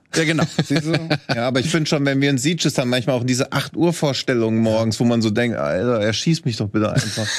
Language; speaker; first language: German; non-native, fluent; Spanish